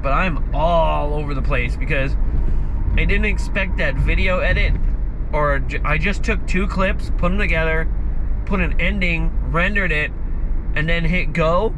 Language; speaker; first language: English; native; English